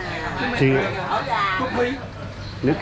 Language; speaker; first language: Vietnamese; non-native, learner; English